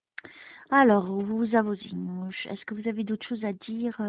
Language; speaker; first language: French; native; French